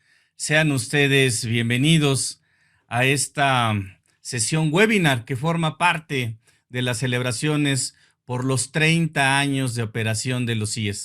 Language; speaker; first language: Spanish; native; Spanish